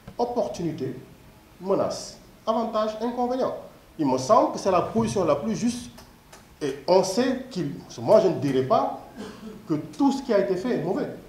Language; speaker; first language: French; non-native, local second language; Wolof